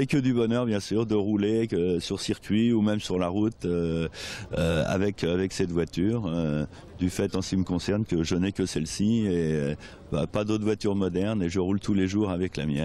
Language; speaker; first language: French; native; French